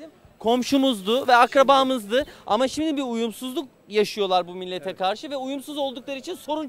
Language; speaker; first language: Turkish; native; Turkish